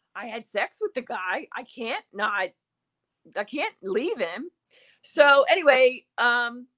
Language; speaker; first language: English; native; English